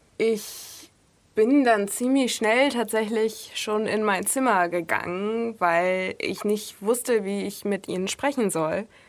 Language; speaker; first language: German; early bilingual, other home language; Russian